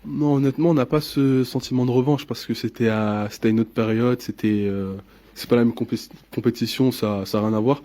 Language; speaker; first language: French; native; French